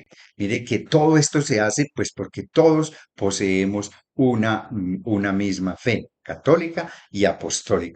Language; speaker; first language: Spanish; native; Spanish